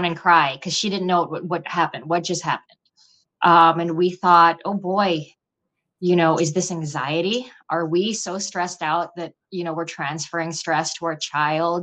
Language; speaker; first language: English; non-native, local second language; Filipino